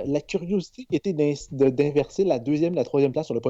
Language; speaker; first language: French; native; French